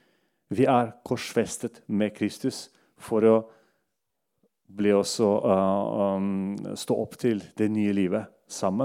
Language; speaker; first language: Norwegian; non-native, local second language; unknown